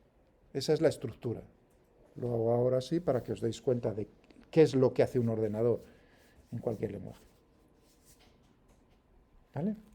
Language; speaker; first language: Spanish; native; Spanish